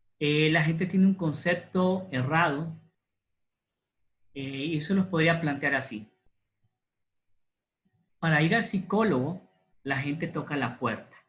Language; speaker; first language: Spanish; native; Spanish